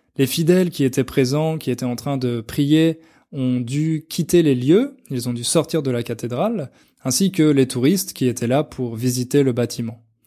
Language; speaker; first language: French; native; French